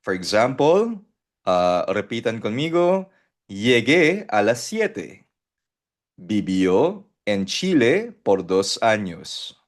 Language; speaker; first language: Spanish; non-native, fluent; Filipino